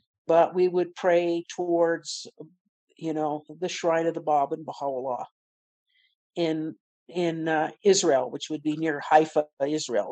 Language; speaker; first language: English; native; English